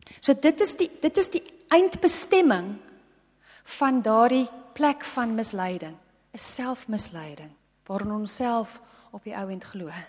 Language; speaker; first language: Afrikaans; non-native, local second language; English